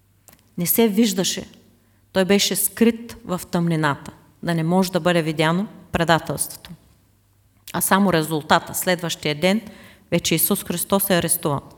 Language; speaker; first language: Bulgarian; native; Bulgarian